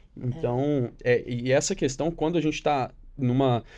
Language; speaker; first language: Portuguese; native; Portuguese